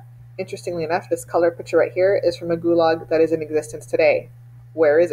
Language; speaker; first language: English; native; English